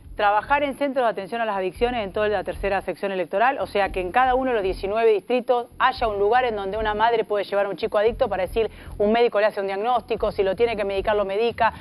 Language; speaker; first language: Spanish; native; Spanish